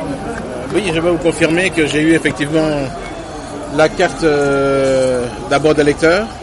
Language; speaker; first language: French; non-native, local second language; Lingala